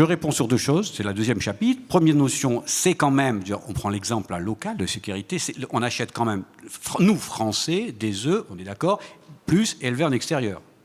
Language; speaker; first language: French; native; French